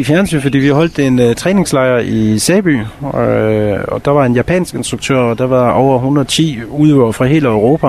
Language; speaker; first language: Danish; native; Danish